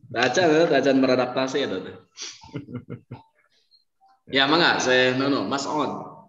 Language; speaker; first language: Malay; non-native, local second language; Sundanese